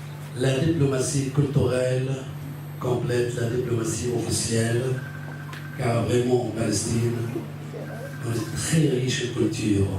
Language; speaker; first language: French; non-native, fluent; Arabic